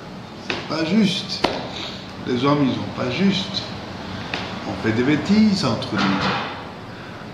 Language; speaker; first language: French; non-native, fluent; Spanish